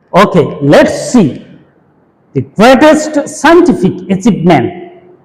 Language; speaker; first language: English; non-native, local second language; Bangla